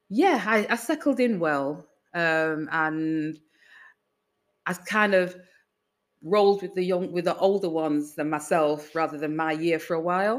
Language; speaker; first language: English; native; English